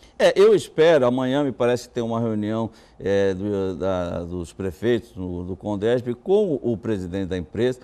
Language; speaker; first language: Portuguese; native; Portuguese